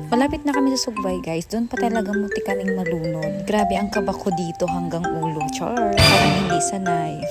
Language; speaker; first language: Filipino; non-native, local second language; Surigaonon